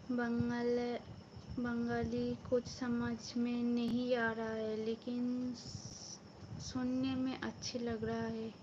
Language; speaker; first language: Hindi; non-native, local second language; Bangla